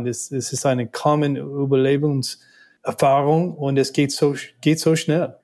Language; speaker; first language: German; non-native, learner; English